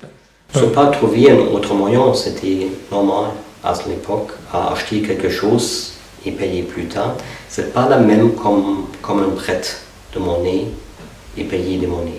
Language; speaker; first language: French; non-native, fluent; German